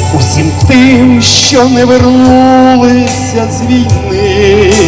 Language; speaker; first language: Ukrainian; native; Ukrainian